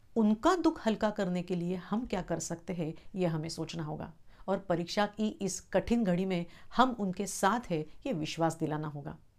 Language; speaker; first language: Hindi; non-native, local second language; Marathi